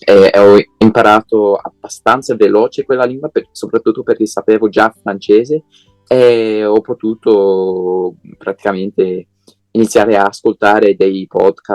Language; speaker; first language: Italian; non-native, fluent; English